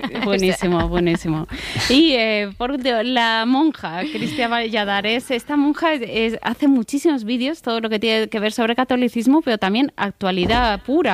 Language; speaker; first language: Spanish; native; Spanish